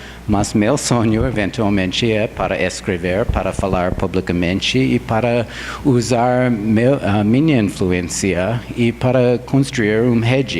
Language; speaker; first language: Portuguese; non-native, fluent; English